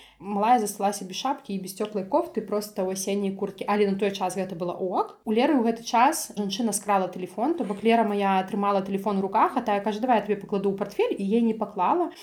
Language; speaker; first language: Belarusian; native; Belarusian